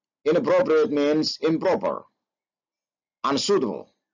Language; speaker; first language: English; non-native, fluent; Indonesian